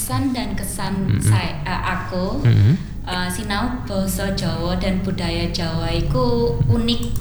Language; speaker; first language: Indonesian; non-native, fluent; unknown